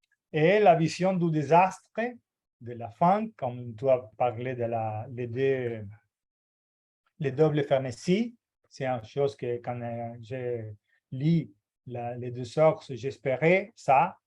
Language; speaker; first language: French; non-native, fluent; Portuguese